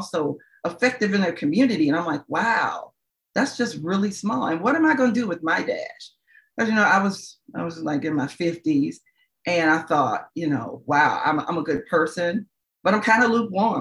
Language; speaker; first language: English; native; English